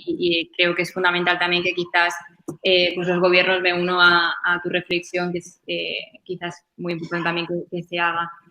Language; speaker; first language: Spanish; native; Spanish